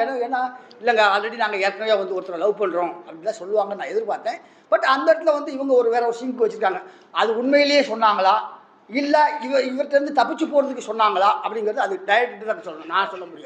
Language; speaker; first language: Tamil; native; Tamil